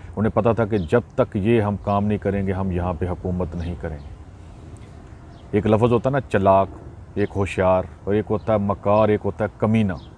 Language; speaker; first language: Urdu; non-native, local second language; Punjabi